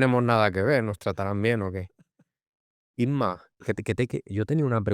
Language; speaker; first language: Spanish; native; Spanish